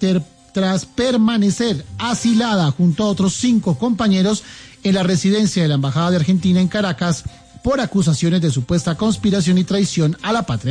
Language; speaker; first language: Spanish; native; Spanish